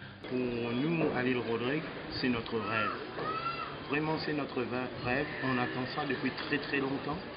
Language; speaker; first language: French; non-native, local second language; Morisyen